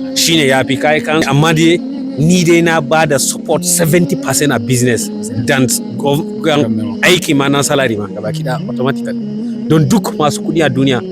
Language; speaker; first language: Hausa; non-native, local second language; Fula